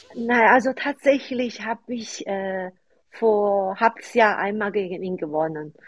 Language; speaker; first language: German; non-native, fluent; Chinese